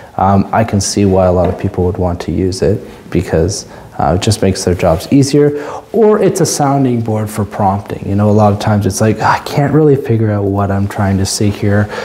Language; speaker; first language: English; native; English